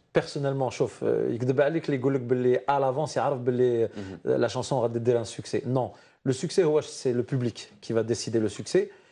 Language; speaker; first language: French; non-native, local second language; Arabic